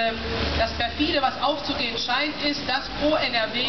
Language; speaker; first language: German; native; German